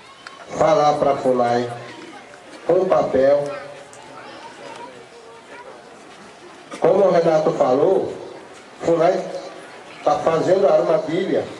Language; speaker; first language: Portuguese; non-native, local second language; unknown